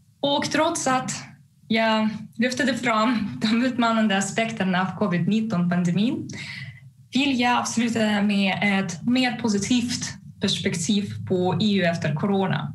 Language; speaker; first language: Swedish; non-native, fluent; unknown